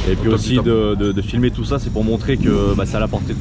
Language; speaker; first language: French; native; French